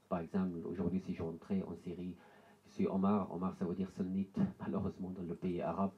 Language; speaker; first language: French; non-native, learner; Arabic